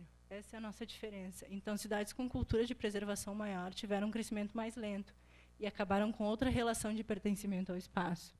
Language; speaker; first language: Portuguese; native; Portuguese